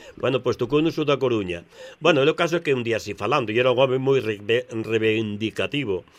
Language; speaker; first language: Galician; native; Galician